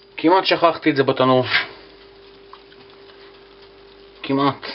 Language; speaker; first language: Hebrew; native; Hebrew